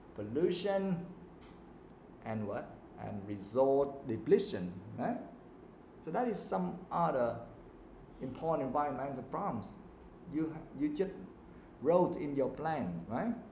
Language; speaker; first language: English; non-native, fluent; Vietnamese